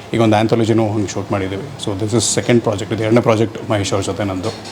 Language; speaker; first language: Kannada; non-native, local second language; Tulu